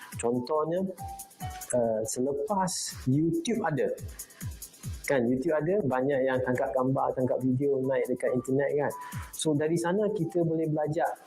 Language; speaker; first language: Malay; non-native, local second language; Chinese